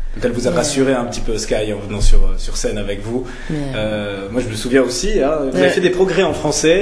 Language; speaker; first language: French; native; French